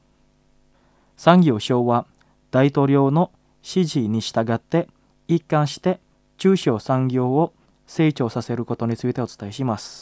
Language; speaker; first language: Japanese; non-native, fluent; Indonesian